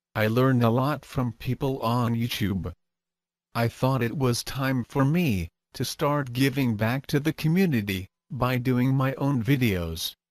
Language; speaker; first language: English; native; English